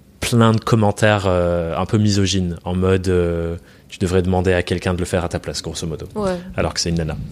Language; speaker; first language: French; native; French